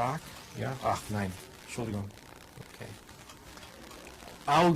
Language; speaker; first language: German; non-native, fluent; English